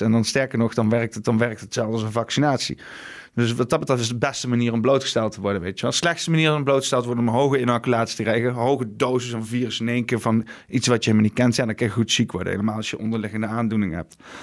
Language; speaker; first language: Dutch; native; Dutch